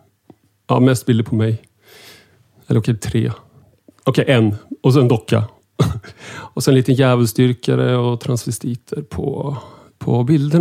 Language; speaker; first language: Swedish; native; Swedish